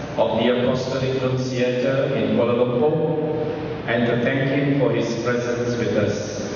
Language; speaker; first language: English; non-native, local second language; Tamil